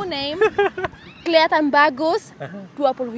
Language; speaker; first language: Indonesian; early bilingual, heritage; German